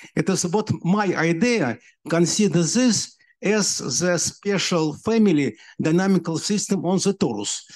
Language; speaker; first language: English; non-native, learner; Russian